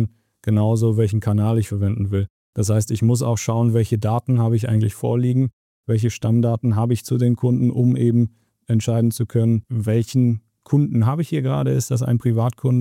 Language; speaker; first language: German; native; German